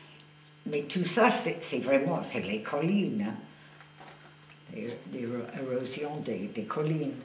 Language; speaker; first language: French; non-native, fluent; English